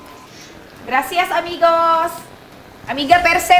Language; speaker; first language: Spanish; non-native, learner; Indonesian